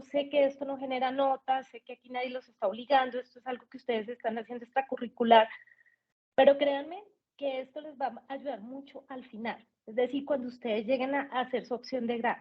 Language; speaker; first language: Spanish; native; Spanish